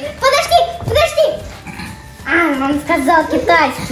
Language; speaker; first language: Russian; early bilingual, heritage; Russian